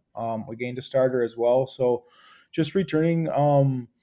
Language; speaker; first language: English; native; English